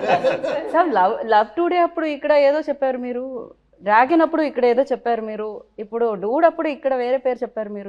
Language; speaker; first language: Telugu; native; Telugu